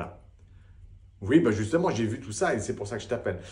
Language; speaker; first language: French; native; French